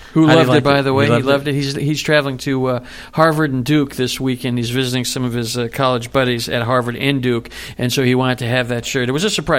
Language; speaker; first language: English; native; English